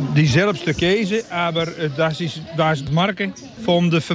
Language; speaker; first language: German; non-native, learner; Dutch